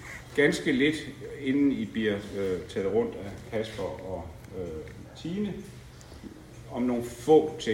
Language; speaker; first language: Danish; native; Danish